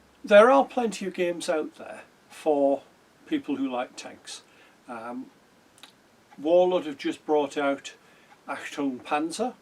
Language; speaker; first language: English; native; English